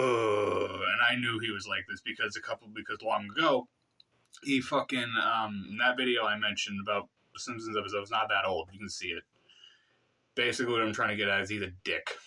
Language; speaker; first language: English; native; English